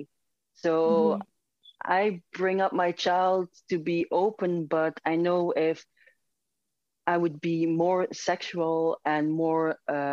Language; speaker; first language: English; non-native, fluent; Dutch